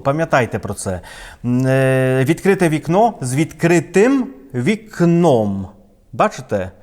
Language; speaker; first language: Ukrainian; non-native, fluent; Polish